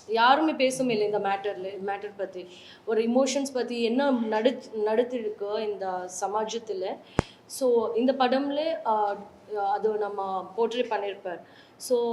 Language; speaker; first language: Tamil; non-native, learner; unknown